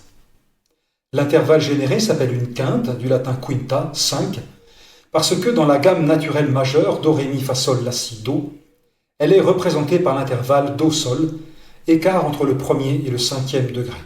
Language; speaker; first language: French; native; French